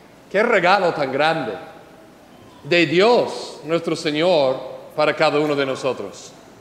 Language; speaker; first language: Spanish; non-native, fluent; English